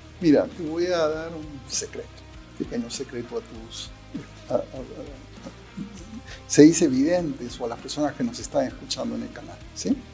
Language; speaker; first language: Spanish; native; Spanish